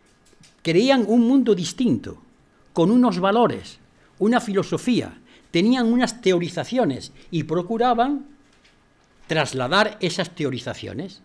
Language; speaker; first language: Spanish; native; Spanish